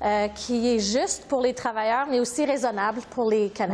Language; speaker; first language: French; native; French